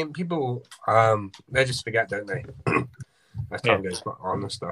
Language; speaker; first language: English; native; English